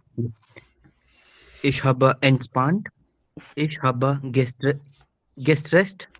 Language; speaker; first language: German; non-native, learner; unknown